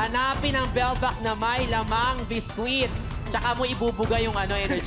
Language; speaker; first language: Filipino; native; Filipino